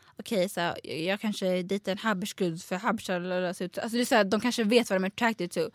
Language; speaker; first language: Swedish; early bilingual, other home language; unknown